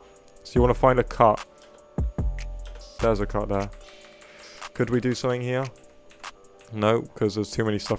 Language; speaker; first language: English; native; English